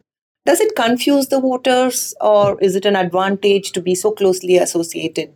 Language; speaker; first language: English; non-native, local second language; Kannada